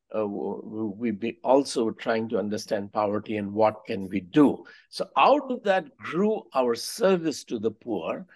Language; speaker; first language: English; non-native, local second language; Hindi